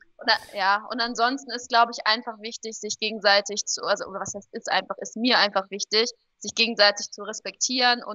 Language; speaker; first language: German; early bilingual, other home language; Portuguese